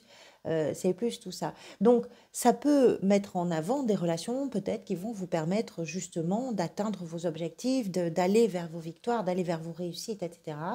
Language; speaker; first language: French; native; French